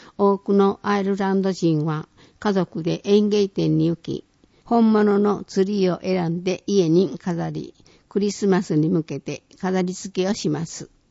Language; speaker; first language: Japanese; native; Japanese